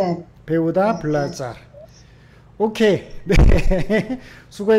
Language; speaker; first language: Korean; native; Korean